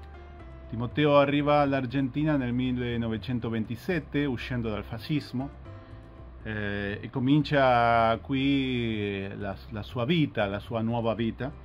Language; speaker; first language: Italian; non-native, fluent; Spanish